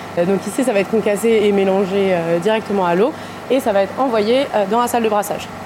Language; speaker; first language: French; native; French